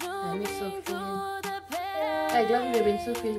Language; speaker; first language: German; non-native, learner; Swahili